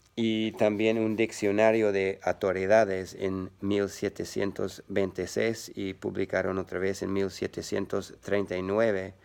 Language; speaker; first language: Spanish; non-native, learner; English